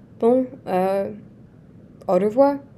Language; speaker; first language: French; non-native, learner; English